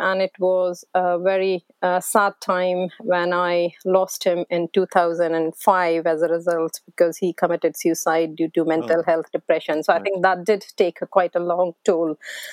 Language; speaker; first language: English; non-native, local second language; Hindi